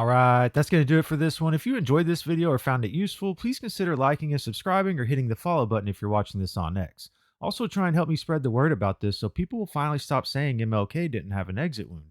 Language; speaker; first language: English; native; English